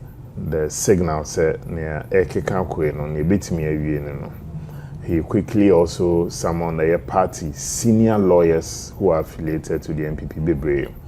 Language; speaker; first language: English; non-native, local second language; Akan